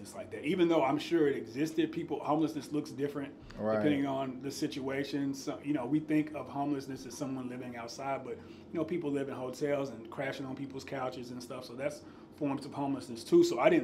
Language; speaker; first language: English; native; English